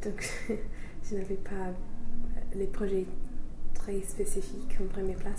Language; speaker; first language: French; non-native, fluent; English